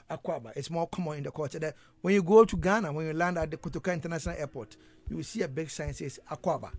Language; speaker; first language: English; non-native, local second language; Akan